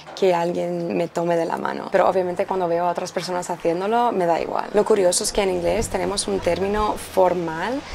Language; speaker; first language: Spanish; non-native, fluent; English